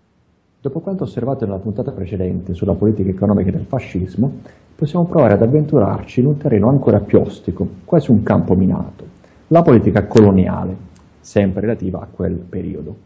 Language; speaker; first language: Italian; native; Italian